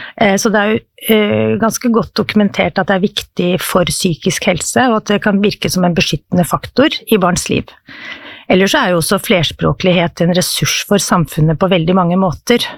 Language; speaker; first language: Norwegian; native; Norwegian